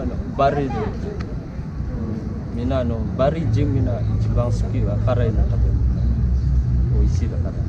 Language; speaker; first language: Japanese; non-native, learner; Balinese